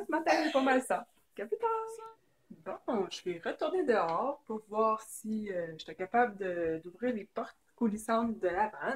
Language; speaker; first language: French; native; French